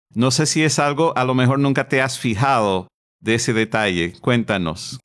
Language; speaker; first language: Spanish; non-native, fluent; English